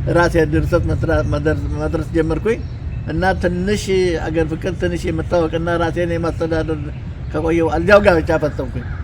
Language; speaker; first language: Amharic; native; Amharic